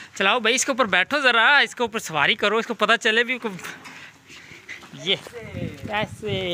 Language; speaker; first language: Hindi; non-native, local second language; Punjabi